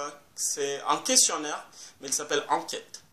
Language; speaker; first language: French; non-native, fluent; Portuguese